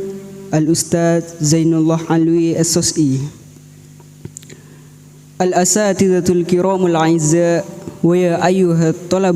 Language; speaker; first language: Arabic; non-native, fluent; Indonesian